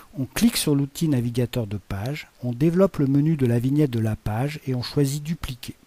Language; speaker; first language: French; native; French